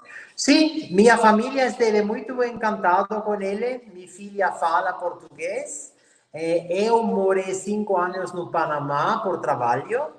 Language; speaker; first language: Portuguese; non-native, fluent; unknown